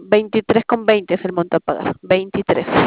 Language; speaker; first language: Spanish; native; Spanish